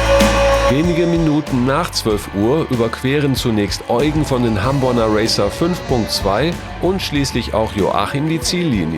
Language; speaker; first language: German; native; German